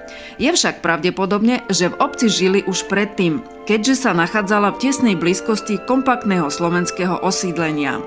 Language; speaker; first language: Slovak; native; Slovak